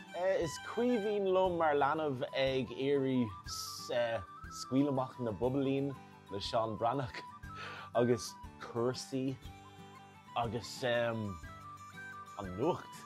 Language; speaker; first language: Irish; non-native, local second language; English